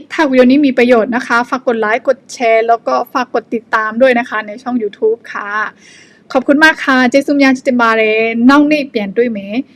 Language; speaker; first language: Thai; non-native, fluent; Burmese